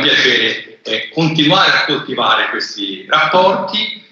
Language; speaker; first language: Italian; native; Italian